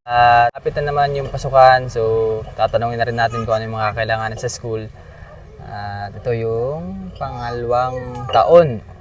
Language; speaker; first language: Filipino; native; Filipino